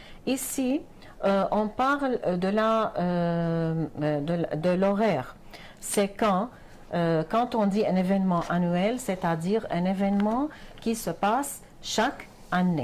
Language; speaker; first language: French; non-native, fluent; Arabic